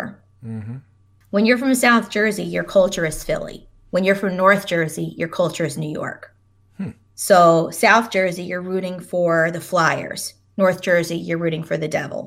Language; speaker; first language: English; native; English